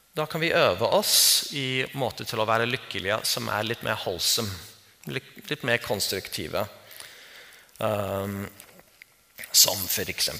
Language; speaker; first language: Norwegian; non-native, fluent; English